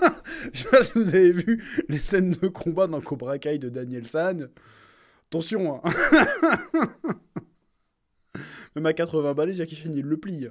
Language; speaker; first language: French; native; French